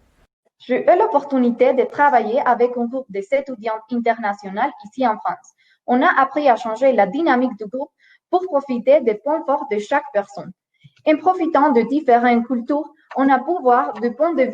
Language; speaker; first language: French; non-native, learner; Spanish